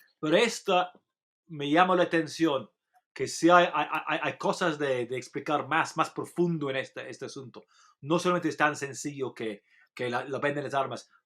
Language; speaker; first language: Spanish; non-native, fluent; English